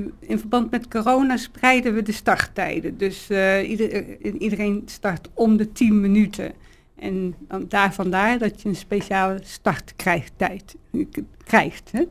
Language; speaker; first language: Dutch; native; Dutch